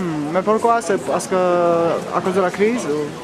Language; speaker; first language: French; non-native, fluent; Romanian